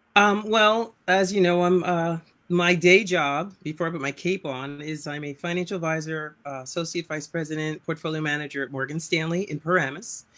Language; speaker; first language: English; native; English